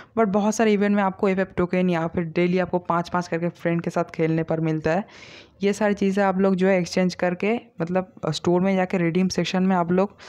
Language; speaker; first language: Hindi; non-native, local second language; Bangla